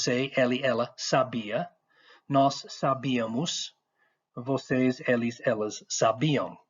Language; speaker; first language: Portuguese; non-native, fluent; English